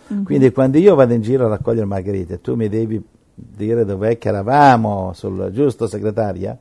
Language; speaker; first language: Italian; native; Italian